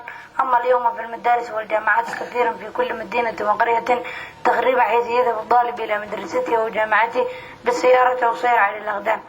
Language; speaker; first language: Arabic; non-native, local second language; Somali